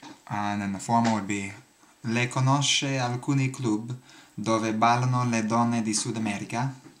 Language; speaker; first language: Italian; non-native, learner; English